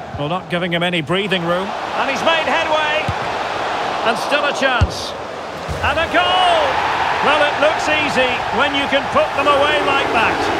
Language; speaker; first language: English; native; English